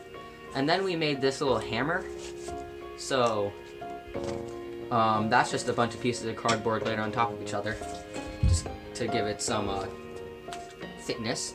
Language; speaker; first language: English; native; English